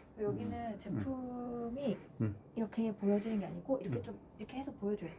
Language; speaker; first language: Korean; native; Korean